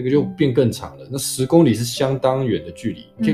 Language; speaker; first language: Chinese; native; Chinese